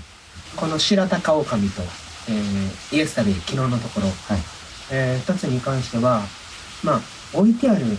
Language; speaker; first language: Japanese; native; Japanese